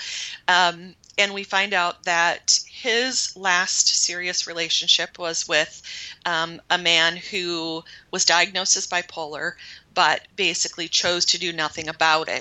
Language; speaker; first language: English; native; English